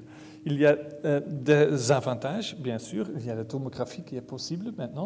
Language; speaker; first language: French; non-native, learner; Dutch